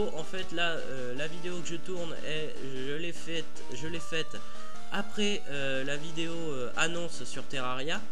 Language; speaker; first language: French; native; French